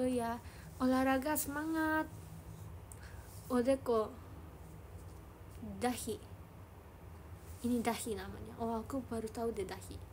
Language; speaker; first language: Indonesian; non-native, learner; Japanese